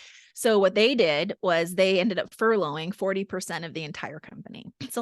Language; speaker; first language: English; native; English